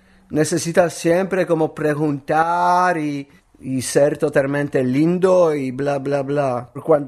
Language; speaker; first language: Spanish; non-native, learner; Polish